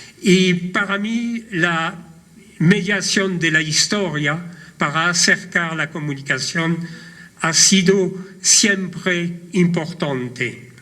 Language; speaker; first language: Spanish; non-native, fluent; French